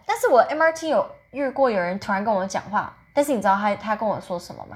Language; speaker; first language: Chinese; early bilingual, heritage; Chinese